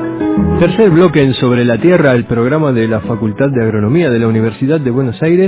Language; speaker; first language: Spanish; native; Spanish